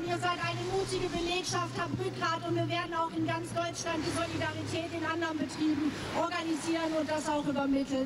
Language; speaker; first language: German; native; German